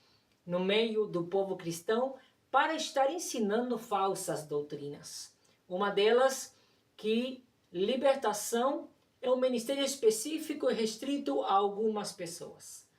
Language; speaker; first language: Portuguese; non-native, fluent; Spanish